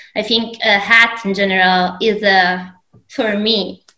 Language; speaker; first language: English; non-native, fluent; Italian